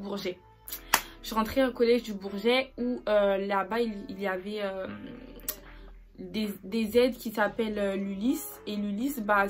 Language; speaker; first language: French; native; French